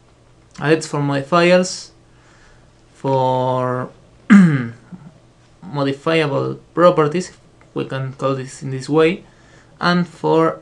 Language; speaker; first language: English; non-native, fluent; Spanish